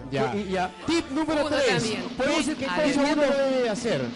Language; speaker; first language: Spanish; non-native, fluent; Russian